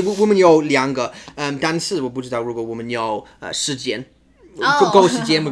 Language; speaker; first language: Chinese; non-native, learner; English